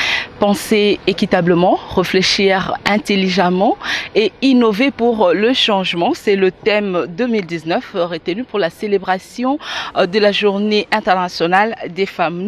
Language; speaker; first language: French; non-native, local second language; Lingala